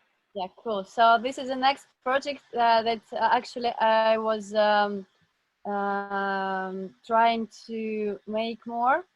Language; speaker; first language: English; non-native, learner; Russian